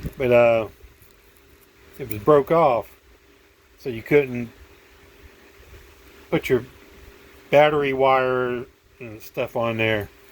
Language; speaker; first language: English; native; English